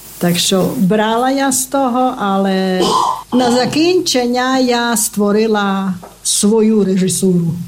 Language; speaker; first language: Ukrainian; native; Ukrainian